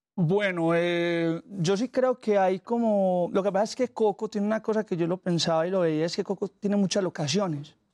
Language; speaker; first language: Spanish; native; Spanish